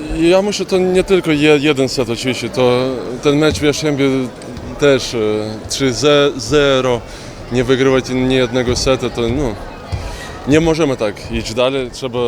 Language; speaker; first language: Polish; non-native, fluent; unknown